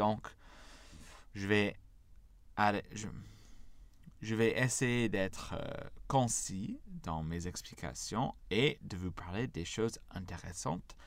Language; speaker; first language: French; non-native, fluent; English